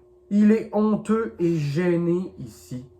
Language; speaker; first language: French; native; French